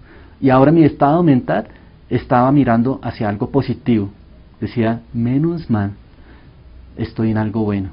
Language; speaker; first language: Spanish; early bilingual, other home language; Korean